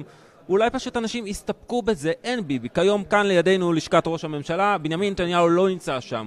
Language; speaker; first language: Hebrew; native; Hebrew